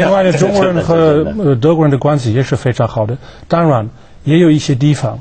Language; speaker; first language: Chinese; non-native, fluent; German